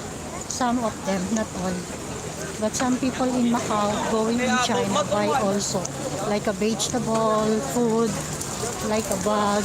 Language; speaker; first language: English; non-native, local second language; Filipino